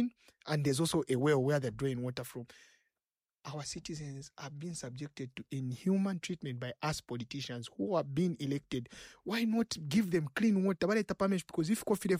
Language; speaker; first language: English; non-native, local second language; Bemba